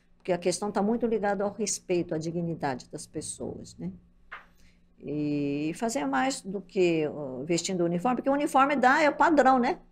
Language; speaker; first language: Portuguese; early bilingual, other home language; Japanese